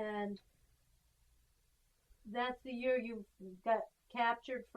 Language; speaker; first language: English; native; English